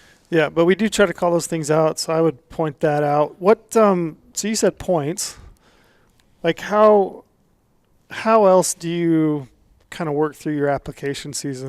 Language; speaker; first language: English; native; English